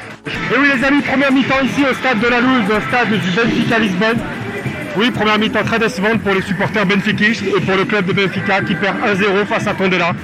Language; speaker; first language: French; native; French